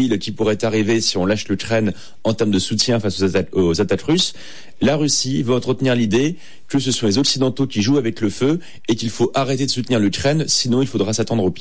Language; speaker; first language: French; native; French